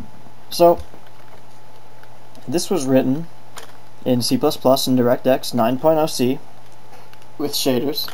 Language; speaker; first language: English; native; English